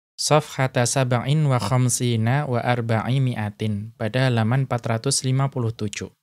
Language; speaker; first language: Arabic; non-native, fluent; Indonesian